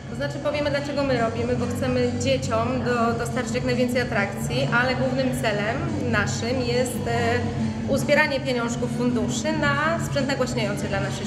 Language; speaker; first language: Polish; native; Polish